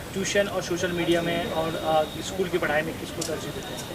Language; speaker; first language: Hindi; native; Hindi